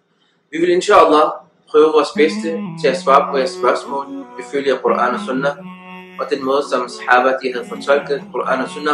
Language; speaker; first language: Danish; early bilingual, other home language; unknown